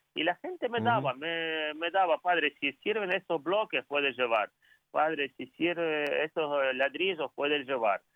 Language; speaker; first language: Spanish; non-native, fluent; Ukrainian